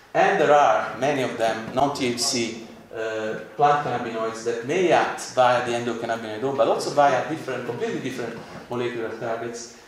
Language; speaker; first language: English; non-native, fluent; Italian